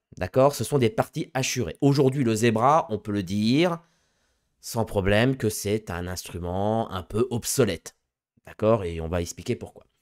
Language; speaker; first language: French; native; French